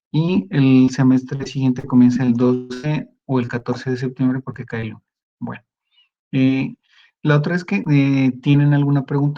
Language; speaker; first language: Spanish; native; Spanish